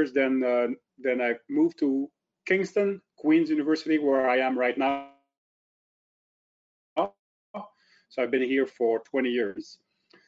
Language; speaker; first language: English; non-native, fluent; French